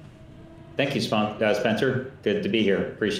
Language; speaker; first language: English; native; English